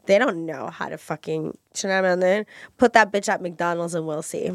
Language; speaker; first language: English; early bilingual, other home language; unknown